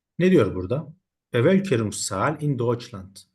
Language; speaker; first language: Turkish; native; Turkish